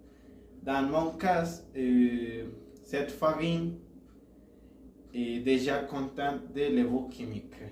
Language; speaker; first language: French; non-native, learner; Spanish